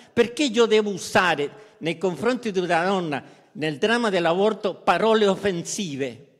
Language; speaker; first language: Italian; non-native, fluent; Spanish